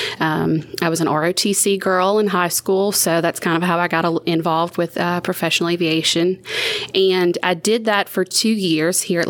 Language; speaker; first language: English; native; English